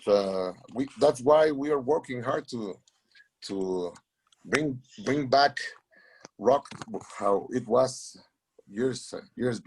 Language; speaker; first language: English; non-native, learner; Spanish